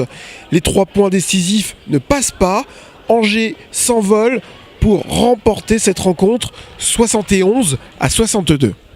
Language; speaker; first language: French; native; French